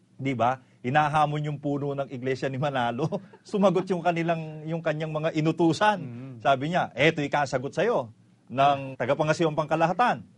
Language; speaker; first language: Filipino; native; Filipino